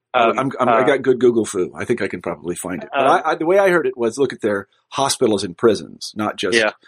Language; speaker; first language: English; native; English